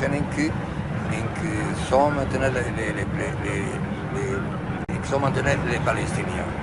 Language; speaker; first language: French; non-native, fluent; Portuguese